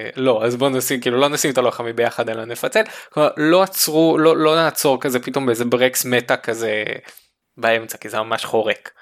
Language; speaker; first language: Hebrew; native; Hebrew